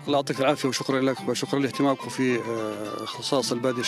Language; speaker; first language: Arabic; native; Arabic